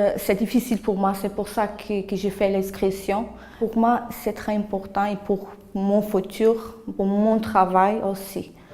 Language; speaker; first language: French; non-native, learner; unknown